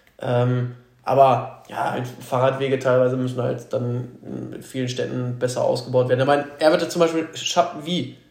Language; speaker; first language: German; native; German